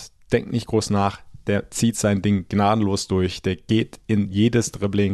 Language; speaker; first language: German; native; German